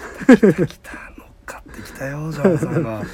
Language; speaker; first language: Japanese; native; Japanese